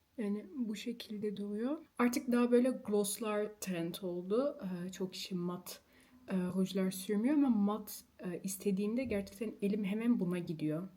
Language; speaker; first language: Turkish; early bilingual, heritage; Turkish